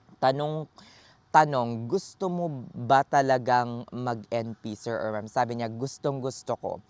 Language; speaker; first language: Filipino; native; Filipino